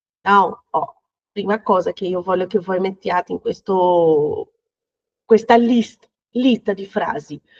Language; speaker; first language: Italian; non-native, fluent; Portuguese